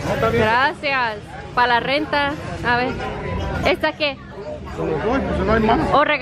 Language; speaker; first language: Spanish; early bilingual, heritage; Spanish